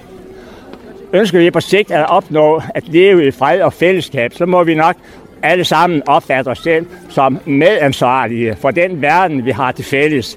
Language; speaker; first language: Danish; native; Danish